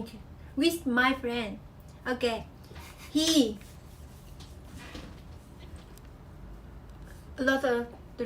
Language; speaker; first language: English; non-native, learner; Vietnamese